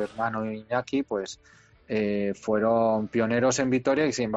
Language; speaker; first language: Spanish; native; Spanish